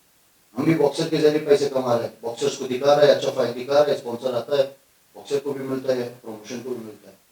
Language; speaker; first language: Hindi; non-native, fluent; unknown